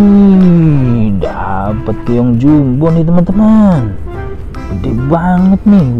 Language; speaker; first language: Indonesian; native; Indonesian